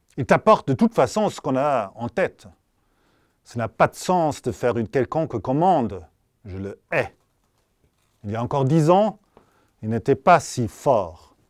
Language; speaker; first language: French; non-native, fluent; German